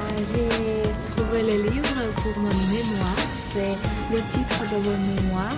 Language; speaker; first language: French; non-native, learner; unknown